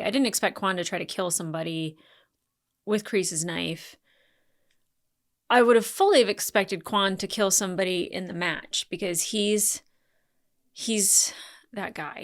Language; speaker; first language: English; native; English